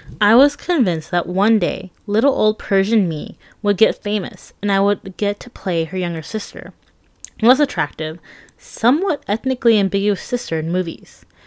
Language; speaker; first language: English; early bilingual, other home language; Persian